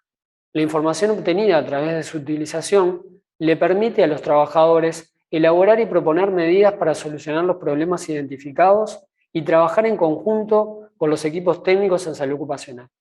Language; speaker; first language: Spanish; native; Spanish